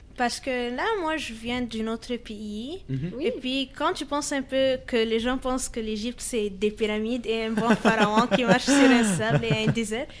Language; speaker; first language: French; non-native, fluent; Arabic